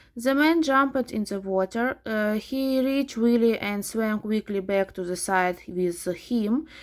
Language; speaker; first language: English; non-native, fluent; Ukrainian